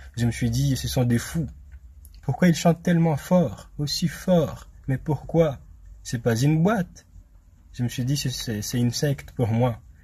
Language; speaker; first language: French; non-native, local second language; Malagasy